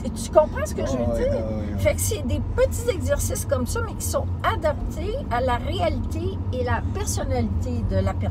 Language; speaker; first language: French; native; French